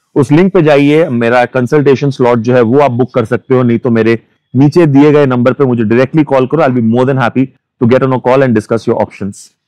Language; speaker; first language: Hindi; native; Hindi